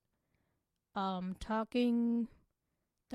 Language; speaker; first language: English; non-native, local second language; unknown